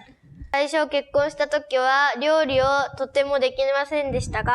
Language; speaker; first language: Japanese; early bilingual, other home language; Korean